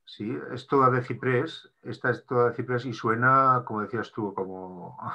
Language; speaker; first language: Spanish; non-native, local second language; Catalan